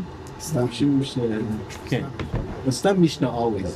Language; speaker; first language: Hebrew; non-native, fluent; English